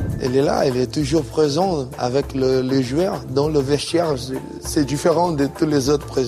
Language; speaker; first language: French; non-native, fluent; Portuguese